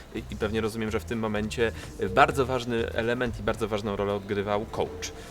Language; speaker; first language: Polish; native; Polish